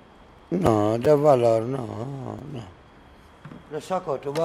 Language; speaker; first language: Spanish; non-native, learner; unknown